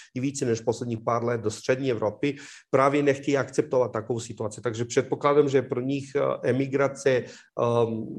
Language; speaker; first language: Czech; non-native, fluent; Serbian